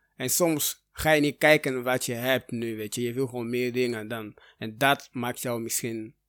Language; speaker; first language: Dutch; early bilingual, other home language; Portuguese